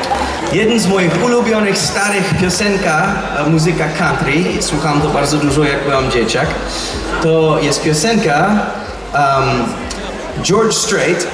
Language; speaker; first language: Polish; early bilingual, heritage; English